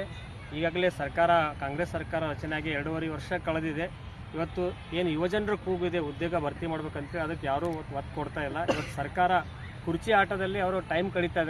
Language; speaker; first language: Kannada; native; Kannada